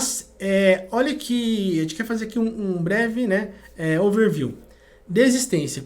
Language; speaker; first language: Portuguese; native; Portuguese